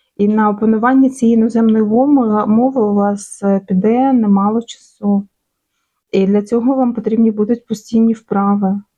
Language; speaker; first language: Ukrainian; non-native, local second language; Russian